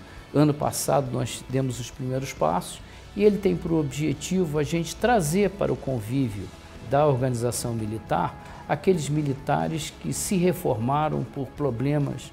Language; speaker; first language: Portuguese; native; Portuguese